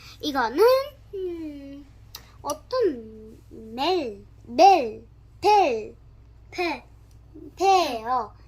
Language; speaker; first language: Korean; early bilingual, other home language; Telugu